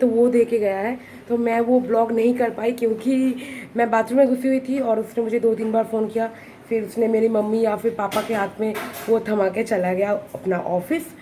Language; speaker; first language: Hindi; non-native, local second language; Bangla